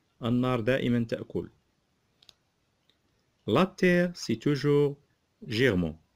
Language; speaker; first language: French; non-native, local second language; Arabic